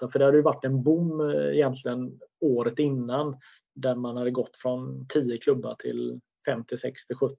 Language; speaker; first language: Swedish; native; Swedish